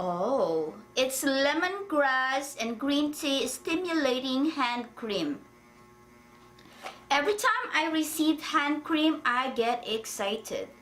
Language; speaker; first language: English; non-native, fluent; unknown